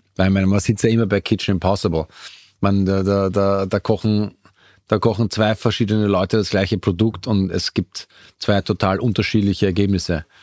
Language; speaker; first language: German; native; German